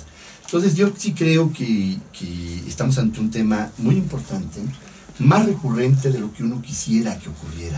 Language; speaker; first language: Spanish; native; Spanish